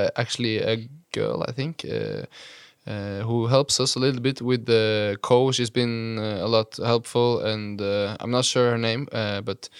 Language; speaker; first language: English; non-native, fluent; Norwegian